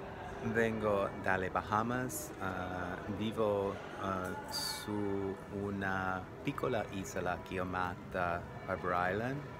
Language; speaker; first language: Italian; non-native, learner; English